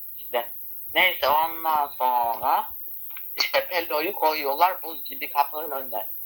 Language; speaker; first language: Turkish; native; Turkish